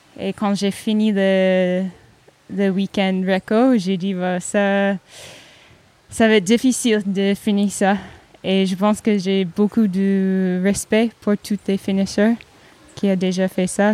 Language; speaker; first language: French; non-native, learner; English